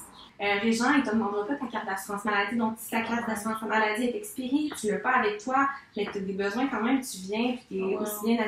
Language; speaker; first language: French; native; French